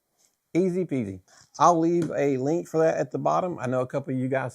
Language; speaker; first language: English; native; English